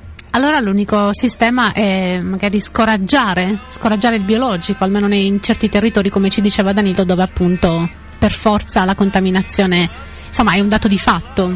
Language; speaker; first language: Italian; native; Italian